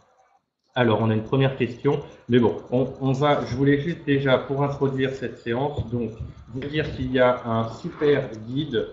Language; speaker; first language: French; native; French